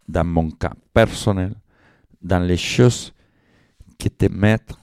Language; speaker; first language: French; non-native, fluent; Spanish